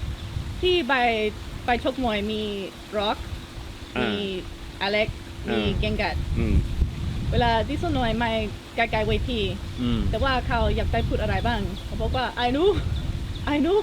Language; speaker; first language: Thai; non-native, learner; English